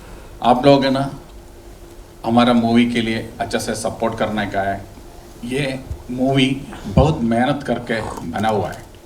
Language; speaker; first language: Hindi; non-native, local second language; Malayalam